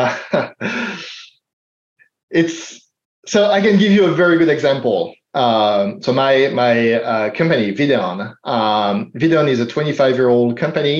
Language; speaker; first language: English; non-native, fluent; French